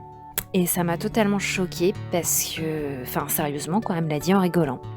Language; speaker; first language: French; native; French